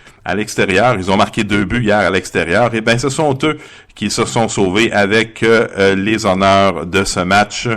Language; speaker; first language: French; native; French